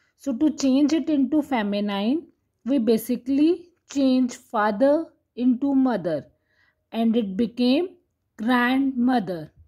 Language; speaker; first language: English; non-native, local second language; Hindi